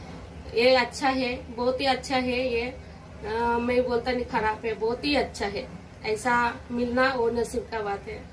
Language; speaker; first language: Hindi; non-native, local second language; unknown